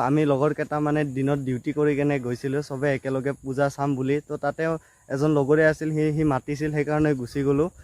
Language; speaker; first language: Assamese; non-native, local second language; Bodo